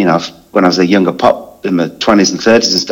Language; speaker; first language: English; native; English